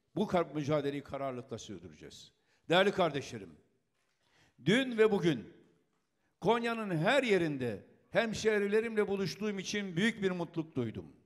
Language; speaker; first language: Turkish; native; Turkish